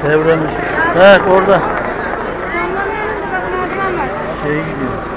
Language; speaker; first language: Turkish; native; Turkish